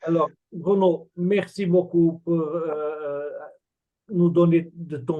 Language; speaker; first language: French; non-native, fluent; Portuguese